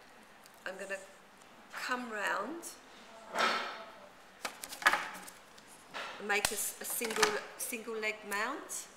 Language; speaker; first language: English; native; English